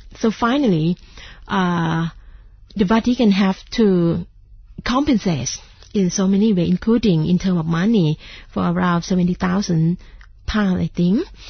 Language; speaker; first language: English; non-native, fluent; Thai